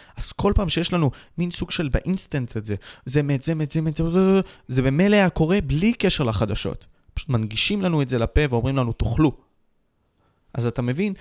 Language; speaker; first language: Hebrew; native; Hebrew